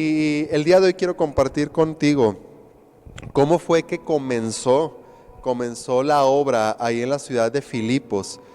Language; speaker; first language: Spanish; native; Spanish